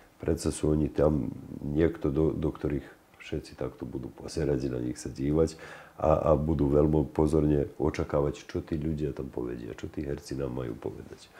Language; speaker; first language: Slovak; native; Slovak